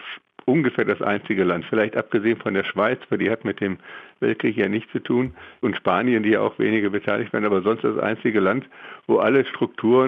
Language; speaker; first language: German; native; German